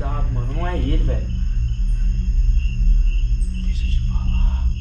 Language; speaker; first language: Portuguese; native; Portuguese